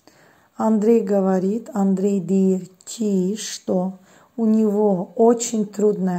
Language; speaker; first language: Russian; non-native, fluent; Azerbaijani